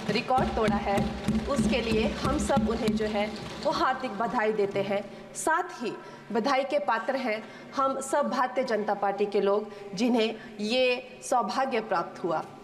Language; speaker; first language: Hindi; native; Hindi